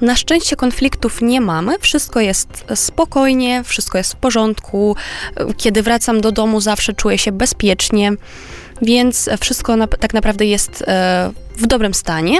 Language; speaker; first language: Polish; non-native, fluent; Romanian